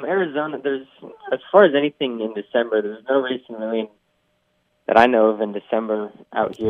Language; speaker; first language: English; native; English